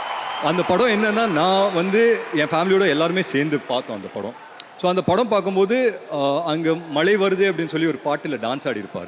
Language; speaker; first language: Tamil; native; Tamil